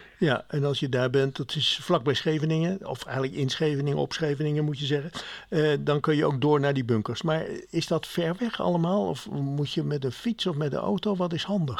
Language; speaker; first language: Dutch; native; Dutch